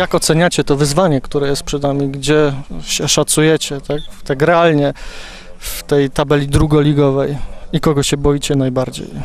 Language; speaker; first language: Polish; native; Polish